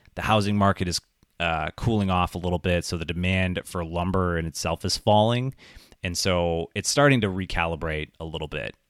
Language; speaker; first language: English; native; English